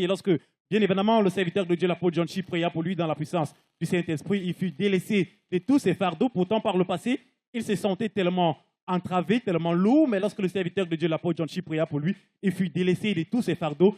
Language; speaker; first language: French; non-native, local second language; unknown